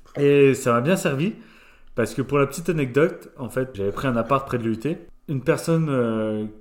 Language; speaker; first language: French; native; French